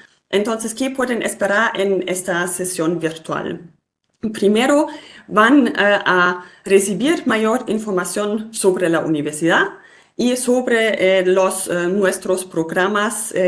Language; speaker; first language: Spanish; non-native, fluent; German